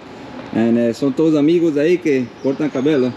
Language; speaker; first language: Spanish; non-native, learner; English